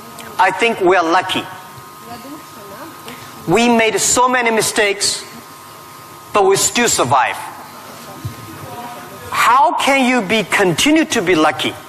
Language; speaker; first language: English; non-native, fluent; Chinese